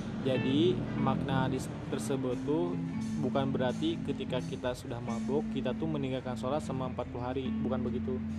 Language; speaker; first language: Indonesian; native; Indonesian